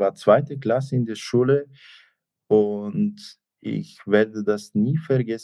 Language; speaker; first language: German; non-native, fluent; Bulgarian